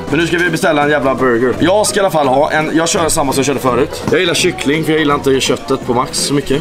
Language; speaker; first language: Swedish; native; Swedish